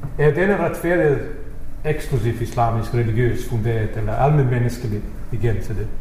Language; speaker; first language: Danish; non-native, fluent; Bosnian